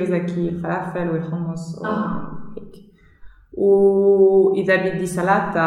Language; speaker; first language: Arabic; non-native, learner; German